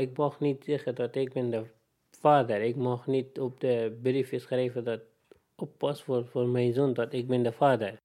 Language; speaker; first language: Dutch; non-native, learner; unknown